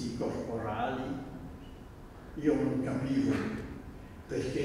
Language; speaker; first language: Italian; non-native, fluent; Dutch